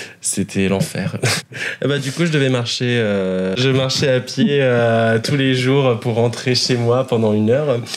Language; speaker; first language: French; non-native, local second language; Arabic